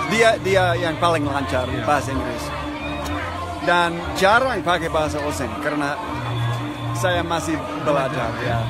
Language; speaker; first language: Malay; non-native, fluent; English